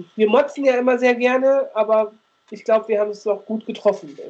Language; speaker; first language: German; native; German